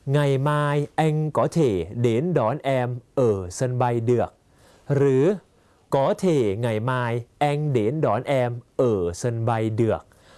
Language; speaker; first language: Thai; native; Thai